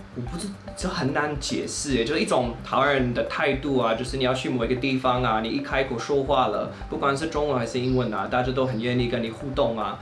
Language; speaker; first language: Chinese; non-native, fluent; English